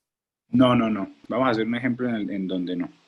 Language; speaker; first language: Spanish; native; Spanish